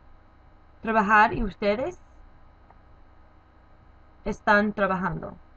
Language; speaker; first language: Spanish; non-native, learner; English